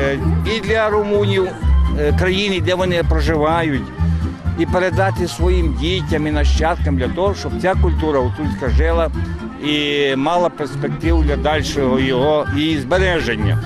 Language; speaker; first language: Ukrainian; native; Ukrainian